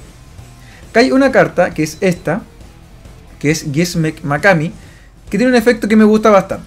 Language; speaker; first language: Spanish; native; Spanish